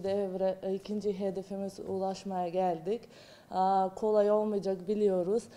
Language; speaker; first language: Turkish; non-native, learner; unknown